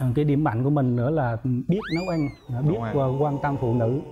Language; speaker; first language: Vietnamese; native; Vietnamese